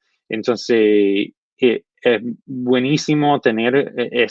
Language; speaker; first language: Spanish; non-native, fluent; English